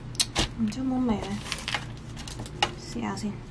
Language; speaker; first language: Cantonese; native; Cantonese